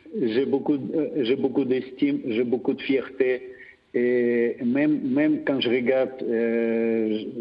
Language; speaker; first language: French; non-native, fluent; Russian